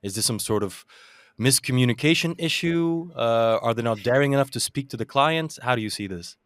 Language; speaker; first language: English; non-native, fluent; Dutch